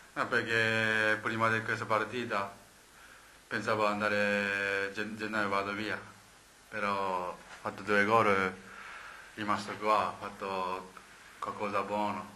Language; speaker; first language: Italian; non-native, learner; Japanese